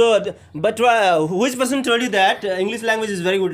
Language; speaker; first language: English; non-native, learner; Hindi